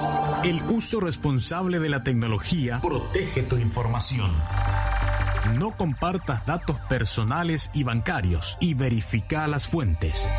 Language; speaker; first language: Spanish; native; Spanish